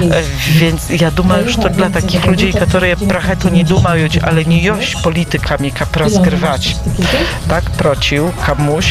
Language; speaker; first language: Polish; non-native, local second language; Belarusian